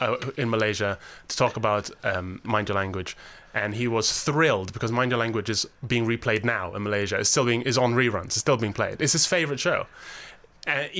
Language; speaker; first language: English; native; English